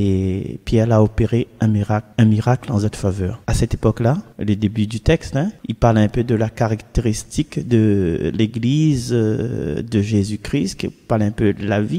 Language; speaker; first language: French; non-native, local second language; Réunion Creole French